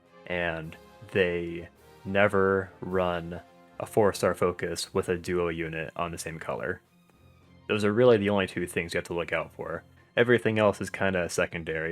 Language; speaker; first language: English; native; English